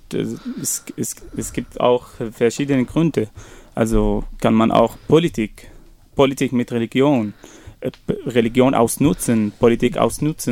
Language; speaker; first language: German; non-native, fluent; Arabic